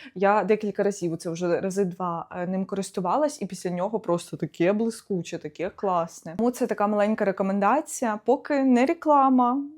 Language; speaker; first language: Ukrainian; non-native, local second language; Russian